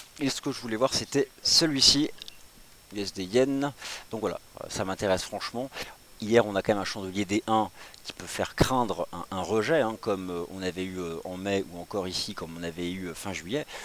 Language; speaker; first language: French; native; French